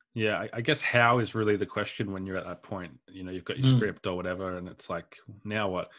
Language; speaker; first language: English; native; English